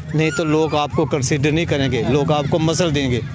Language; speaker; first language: Hindi; native; Hindi